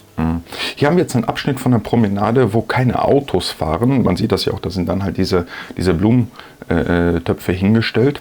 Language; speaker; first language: German; native; German